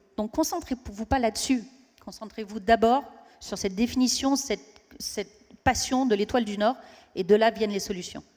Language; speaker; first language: French; non-native, fluent; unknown